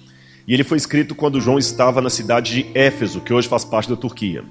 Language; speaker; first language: Portuguese; native; Portuguese